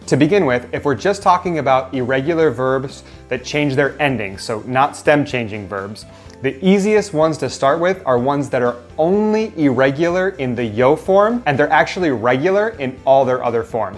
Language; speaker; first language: English; native; English